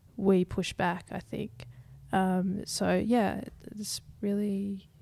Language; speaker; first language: English; native; English